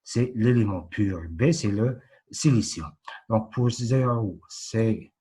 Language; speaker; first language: French; non-native, local second language; Arabic